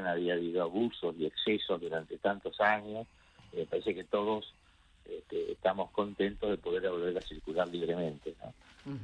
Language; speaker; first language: Spanish; native; Spanish